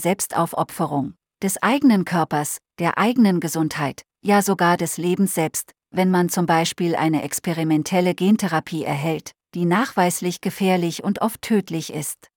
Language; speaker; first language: German; native; German